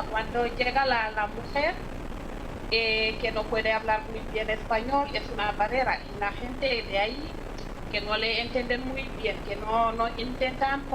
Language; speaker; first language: Spanish; non-native, fluent; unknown